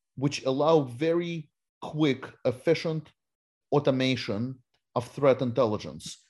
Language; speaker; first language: English; non-native, fluent; Russian